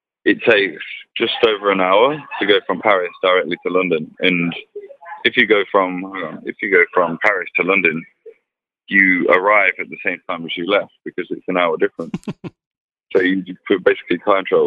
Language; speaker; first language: English; native; English